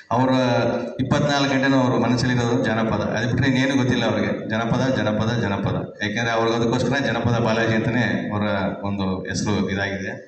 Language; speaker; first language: Kannada; native; Kannada